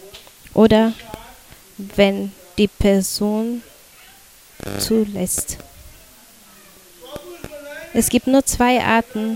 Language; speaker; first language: German; non-native, fluent; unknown